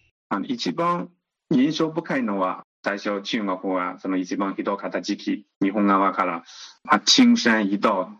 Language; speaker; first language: Japanese; non-native, fluent; Chinese